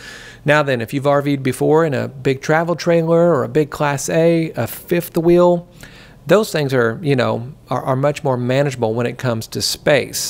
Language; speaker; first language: English; native; English